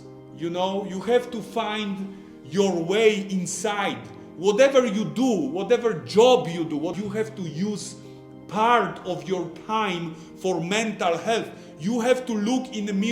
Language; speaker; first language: English; non-native, fluent; Polish